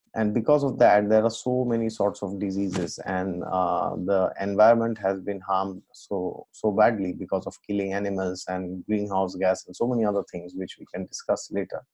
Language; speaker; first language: English; non-native, local second language; Assamese